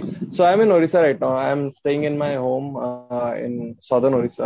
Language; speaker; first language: English; non-native, local second language; Hindi